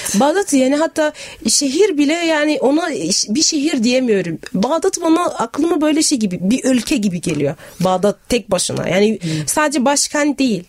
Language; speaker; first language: Turkish; non-native, fluent; Arabic